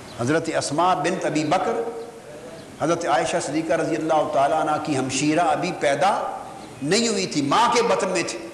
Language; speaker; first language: Urdu; non-native, local second language; Punjabi